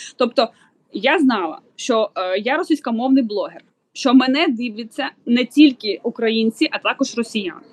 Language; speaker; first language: Ukrainian; non-native, local second language; Russian